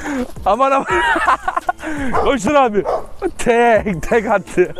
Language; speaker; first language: Turkish; native; Turkish